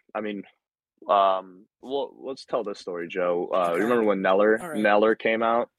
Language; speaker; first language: English; native; English